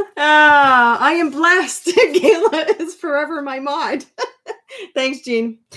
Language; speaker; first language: English; non-native, fluent; French